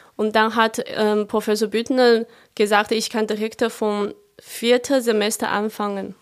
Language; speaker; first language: German; non-native, fluent; Chinese